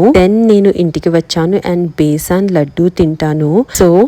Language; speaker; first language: Telugu; non-native, learner; Kannada